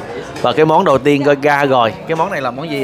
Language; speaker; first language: Vietnamese; native; Vietnamese